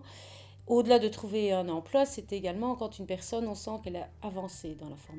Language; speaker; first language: French; native; French